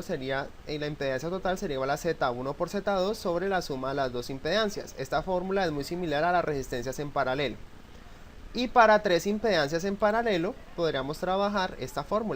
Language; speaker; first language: Spanish; native; Spanish